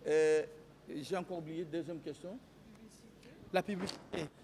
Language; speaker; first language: French; non-native, local second language; Lingala